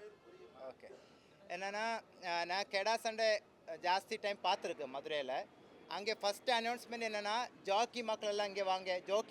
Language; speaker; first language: Tamil; non-native, learner; Malayalam